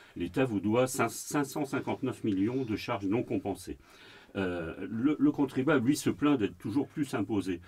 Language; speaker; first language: French; native; French